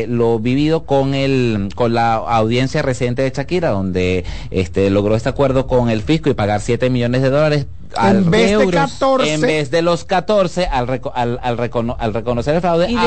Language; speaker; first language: Spanish; native; Spanish